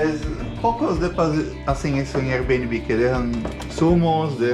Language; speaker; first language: Spanish; non-native, fluent; Portuguese